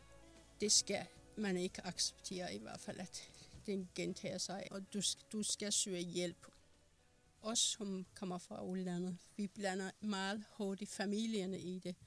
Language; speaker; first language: Danish; non-native, fluent; Persian